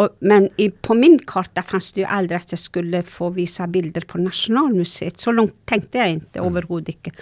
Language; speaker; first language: Swedish; non-native, local second language; Northern Sami